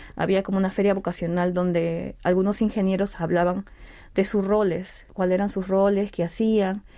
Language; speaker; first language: Spanish; native; Spanish